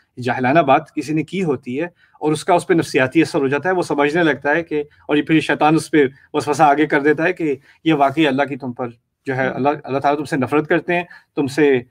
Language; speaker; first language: Urdu; native; Urdu